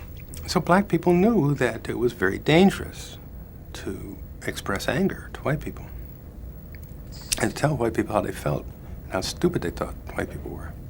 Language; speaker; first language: English; native; English